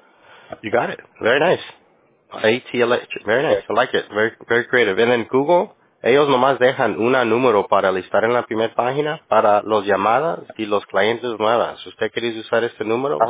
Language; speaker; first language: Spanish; early bilingual, heritage; Spanish